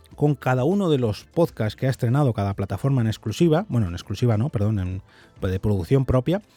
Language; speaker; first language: Spanish; native; Spanish